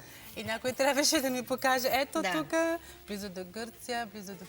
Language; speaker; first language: Bulgarian; non-native, learner; English